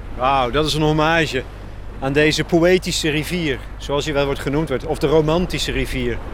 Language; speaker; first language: Dutch; native; Dutch